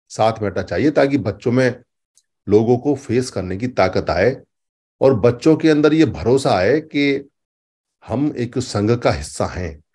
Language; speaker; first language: Hindi; native; Hindi